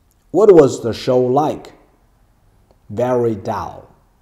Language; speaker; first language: English; non-native, fluent; Chinese